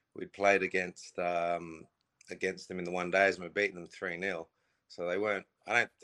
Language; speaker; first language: English; native; English